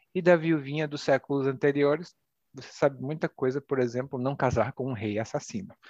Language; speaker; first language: Portuguese; native; Portuguese